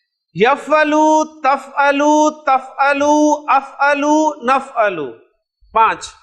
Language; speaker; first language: Arabic; non-native, fluent; Urdu